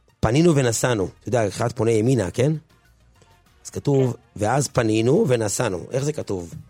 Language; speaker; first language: Hebrew; native; Hebrew